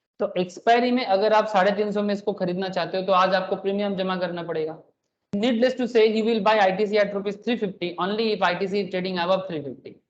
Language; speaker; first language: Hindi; non-native, local second language; Bangla